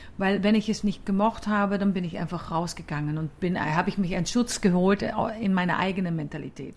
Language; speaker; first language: German; non-native, fluent; Dutch